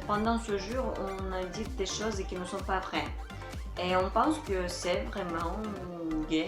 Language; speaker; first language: French; non-native, fluent; Russian